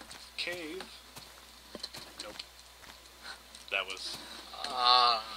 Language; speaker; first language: English; native; English